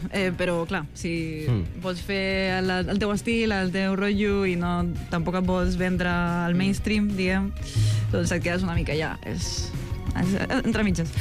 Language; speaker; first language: Catalan; non-native, local second language; Spanish